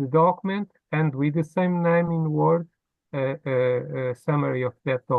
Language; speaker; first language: English; non-native, fluent; Portuguese